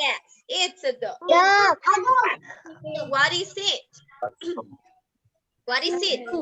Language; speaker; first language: English; non-native, fluent; Spanish